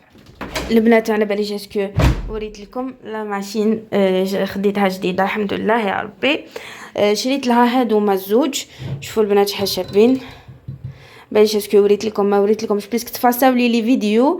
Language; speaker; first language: Arabic; native; Arabic